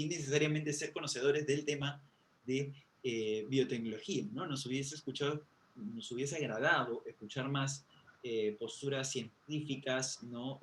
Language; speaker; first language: Spanish; native; Spanish